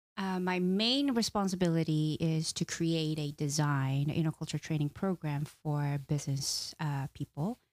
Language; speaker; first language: English; non-native, fluent; Korean